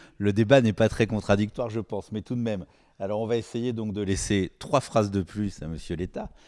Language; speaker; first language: French; native; French